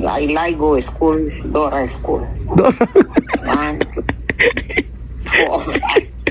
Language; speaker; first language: English; non-native, learner; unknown